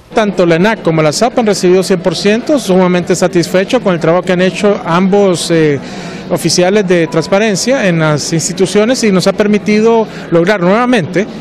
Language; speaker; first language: Spanish; native; Spanish